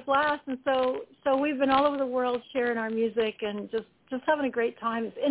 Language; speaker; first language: English; native; English